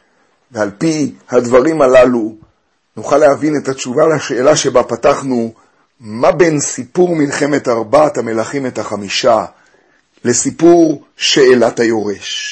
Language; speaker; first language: Hebrew; native; Hebrew